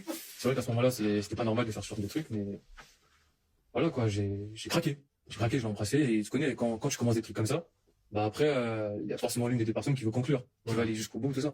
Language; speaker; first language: French; native; French